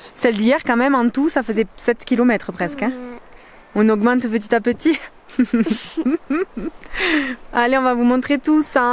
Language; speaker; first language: French; native; French